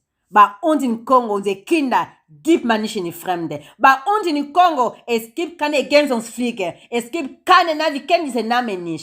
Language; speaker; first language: German; non-native, learner; Lingala